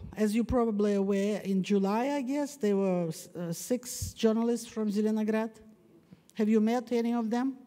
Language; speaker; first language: English; non-native, fluent; Russian